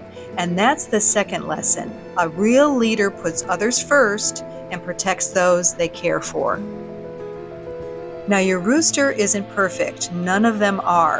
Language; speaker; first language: English; native; English